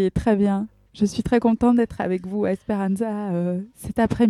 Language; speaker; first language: French; native; French